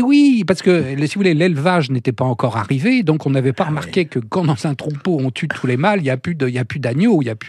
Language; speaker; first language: French; native; French